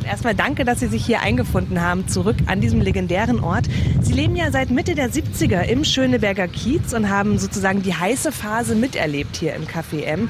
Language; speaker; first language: German; native; German